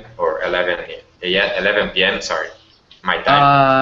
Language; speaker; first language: English; non-native, learner; Portuguese